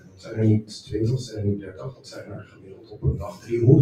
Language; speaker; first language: Dutch; native; Dutch